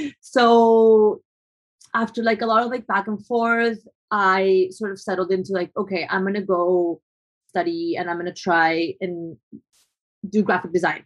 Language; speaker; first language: English; non-native, fluent; Spanish